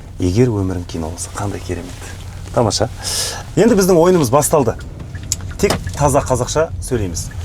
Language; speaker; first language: Kazakh; native; Kazakh